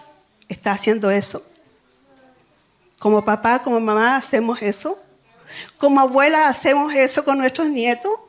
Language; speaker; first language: Spanish; native; Spanish